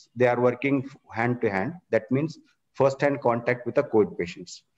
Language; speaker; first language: English; non-native, local second language; Kannada